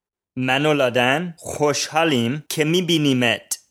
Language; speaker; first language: Persian; non-native, learner; English